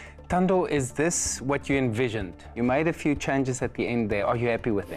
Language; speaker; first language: English; non-native, local second language; Afrikaans